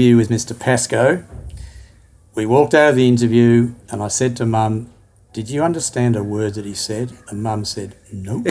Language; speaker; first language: English; native; English